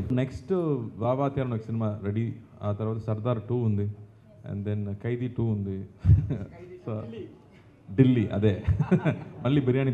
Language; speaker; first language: Telugu; non-native, fluent; Tamil